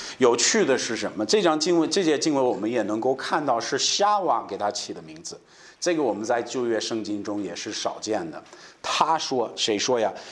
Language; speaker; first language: Chinese; non-native, fluent; English